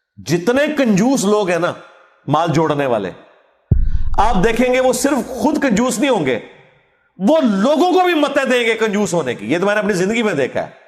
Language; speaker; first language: Urdu; non-native, local second language; Punjabi